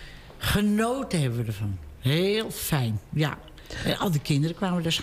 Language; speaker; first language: Dutch; native; Dutch